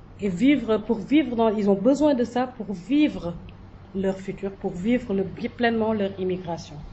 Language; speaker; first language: French; non-native, local second language; Jola-Fonyi